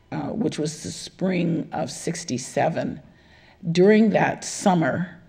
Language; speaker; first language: English; native; English